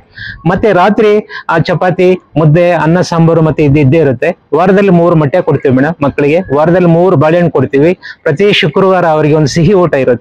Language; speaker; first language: Kannada; native; Kannada